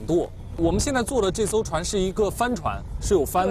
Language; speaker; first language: Chinese; native; Chinese